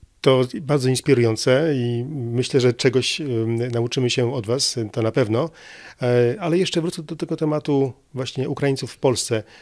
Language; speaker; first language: Polish; native; Polish